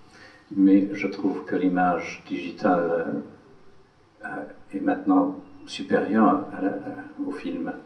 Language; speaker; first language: French; non-native, fluent; English